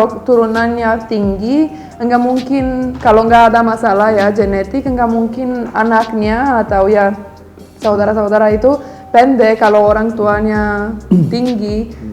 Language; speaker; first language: Indonesian; non-native, fluent; Romanian